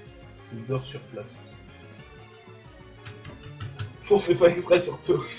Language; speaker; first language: French; native; French